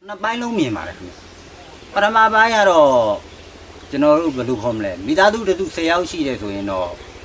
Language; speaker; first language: Burmese; native; Burmese